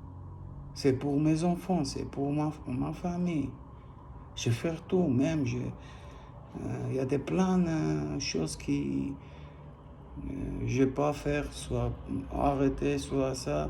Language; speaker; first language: French; non-native, learner; Armenian